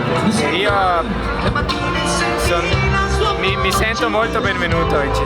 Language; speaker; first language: Italian; non-native, learner; Slovenian